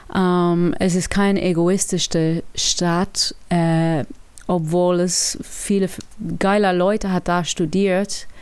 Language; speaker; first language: German; non-native, learner; English